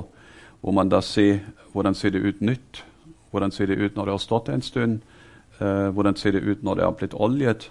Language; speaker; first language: Norwegian; non-native, fluent; German